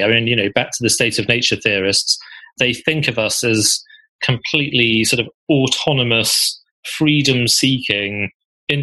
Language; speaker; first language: English; native; English